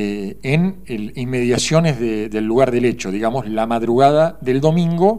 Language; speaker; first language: Spanish; native; Spanish